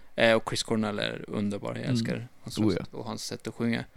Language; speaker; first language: Swedish; non-native, fluent; Turkish